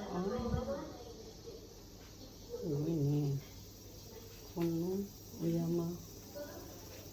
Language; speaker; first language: Japanese; non-native, learner; Filipino